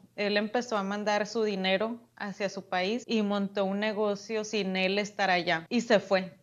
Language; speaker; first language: Spanish; native; Spanish